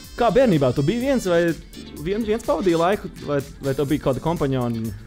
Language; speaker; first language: Latvian; native; Latvian